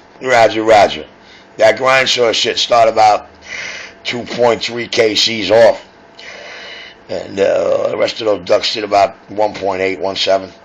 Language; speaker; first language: English; native; English